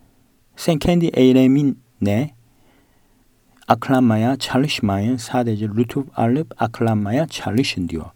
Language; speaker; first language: Turkish; non-native, fluent; Korean